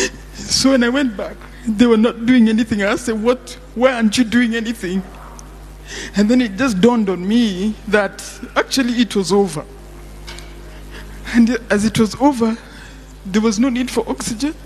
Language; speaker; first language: English; non-native, local second language; Swahili